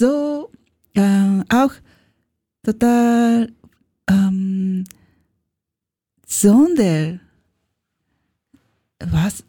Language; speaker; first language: German; non-native, learner; Japanese